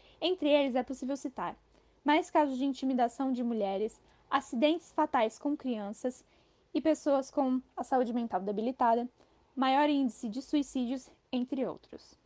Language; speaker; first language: Portuguese; native; Portuguese